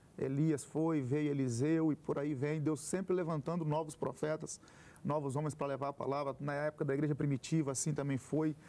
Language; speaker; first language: Portuguese; native; Portuguese